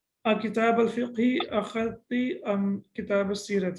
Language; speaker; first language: Arabic; non-native, fluent; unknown